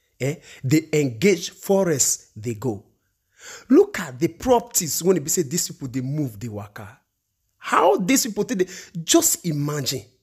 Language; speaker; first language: Nigerian Pidgin; non-native, local second language; Igbo